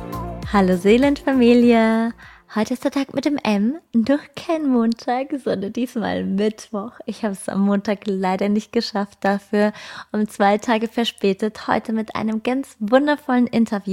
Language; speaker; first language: German; native; German